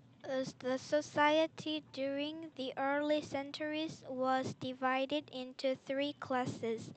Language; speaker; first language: English; non-native, learner; Korean